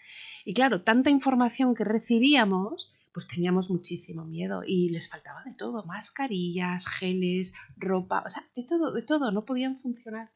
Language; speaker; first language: Spanish; native; Spanish